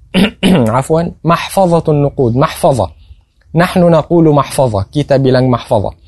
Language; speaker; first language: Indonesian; non-native, fluent; Arabic